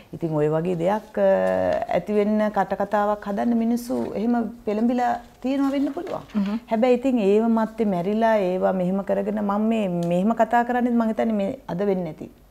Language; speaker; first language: Sinhala; native; Sinhala